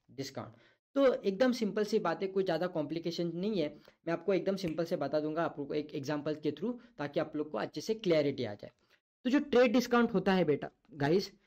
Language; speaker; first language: Hindi; non-native, local second language; Marathi